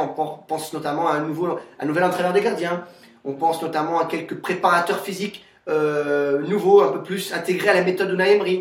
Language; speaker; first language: French; native; French